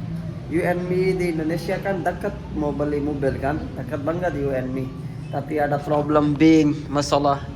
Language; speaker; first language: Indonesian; non-native, learner; Urdu